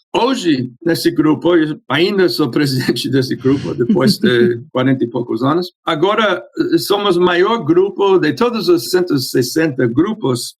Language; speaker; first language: Portuguese; non-native, fluent; English